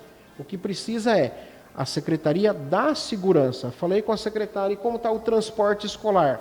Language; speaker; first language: Portuguese; native; Portuguese